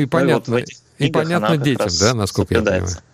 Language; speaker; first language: Russian; native; Russian